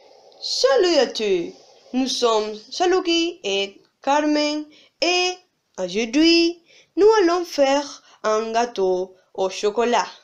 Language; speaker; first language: French; non-native, learner; Spanish